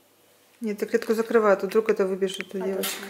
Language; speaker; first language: Russian; native; Russian